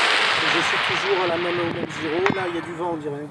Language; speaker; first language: French; native; French